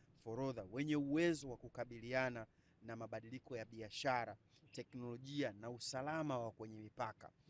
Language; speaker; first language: Swahili; native; Swahili